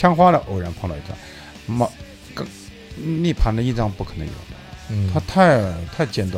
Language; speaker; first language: Chinese; native; Chinese